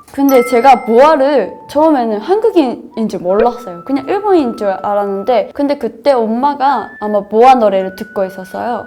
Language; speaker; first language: Korean; non-native, fluent; Japanese